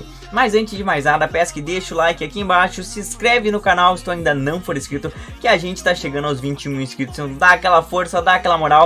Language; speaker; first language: Portuguese; native; Portuguese